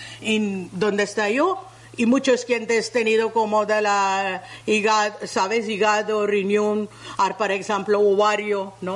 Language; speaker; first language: Spanish; non-native, learner; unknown